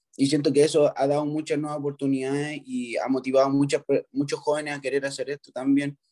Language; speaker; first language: Spanish; native; Spanish